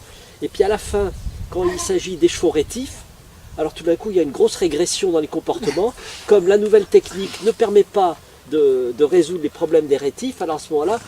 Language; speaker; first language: French; native; French